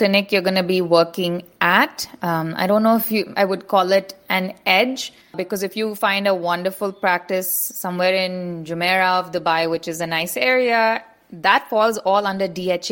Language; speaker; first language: English; non-native, local second language; Hindi